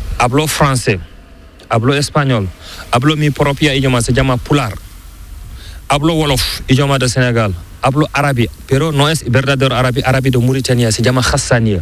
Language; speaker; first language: Spanish; non-native, learner; Fula